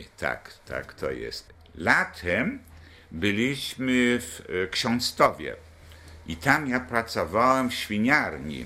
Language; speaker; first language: Polish; non-native, local second language; German